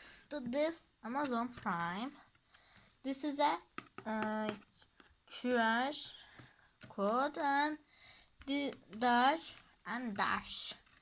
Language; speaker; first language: English; non-native, learner; Turkish